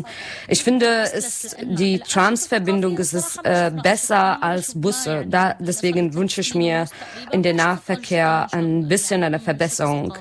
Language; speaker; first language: German; non-native, learner; Arabic